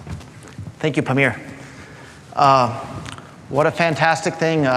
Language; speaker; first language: English; native; English